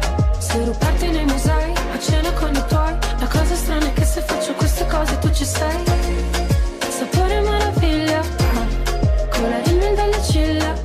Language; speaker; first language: Italian; native; Italian